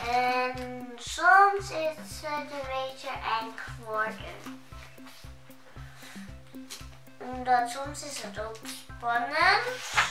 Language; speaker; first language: Dutch; early bilingual, other home language; Indonesian